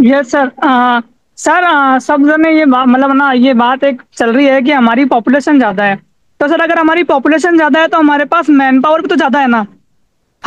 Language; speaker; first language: Hindi; native; Hindi